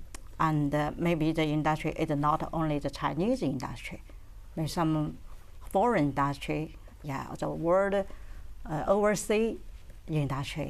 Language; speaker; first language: English; non-native, learner; Chinese